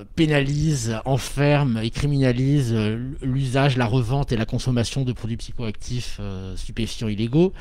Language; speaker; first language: French; native; French